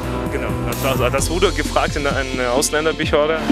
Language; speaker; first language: German; non-native, fluent; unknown